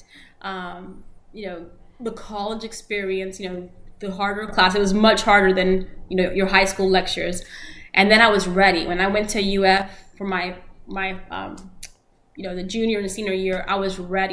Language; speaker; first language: English; early bilingual, other home language; Spanish